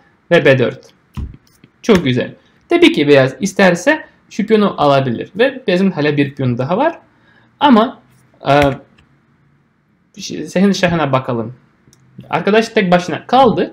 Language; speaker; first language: Turkish; non-native, fluent; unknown